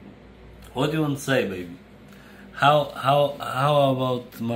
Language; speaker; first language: English; non-native, learner; Polish